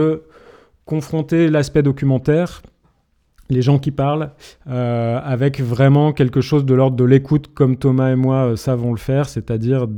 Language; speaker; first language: French; native; French